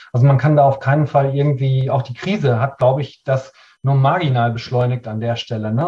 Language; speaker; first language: German; native; German